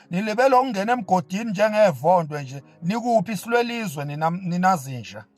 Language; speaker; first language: Zulu; native; Zulu